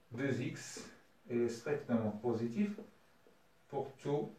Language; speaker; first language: French; non-native, local second language; Arabic